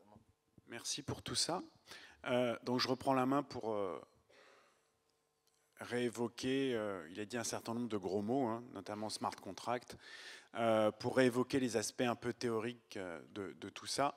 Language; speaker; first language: French; native; French